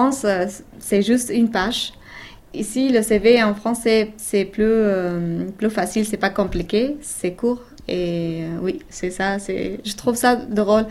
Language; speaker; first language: French; non-native, fluent; Persian